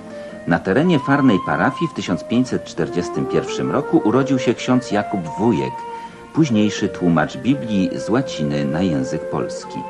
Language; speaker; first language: Polish; native; Polish